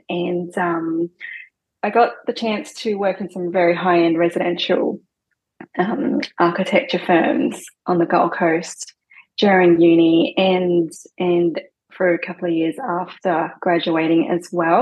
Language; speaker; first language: English; non-native, local second language; Cantonese